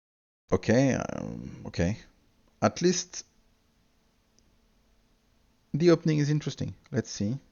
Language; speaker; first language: English; non-native, fluent; French